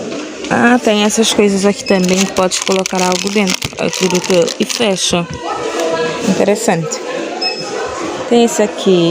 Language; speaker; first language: Portuguese; non-native, local second language; Kabuverdianu